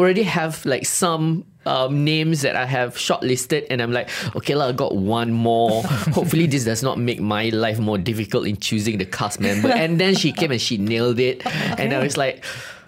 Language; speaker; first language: English; non-native, local second language; Malay